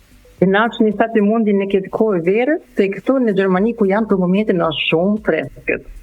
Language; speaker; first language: Albanian; non-native, learner; German